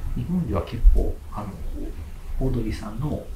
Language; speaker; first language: Japanese; native; Japanese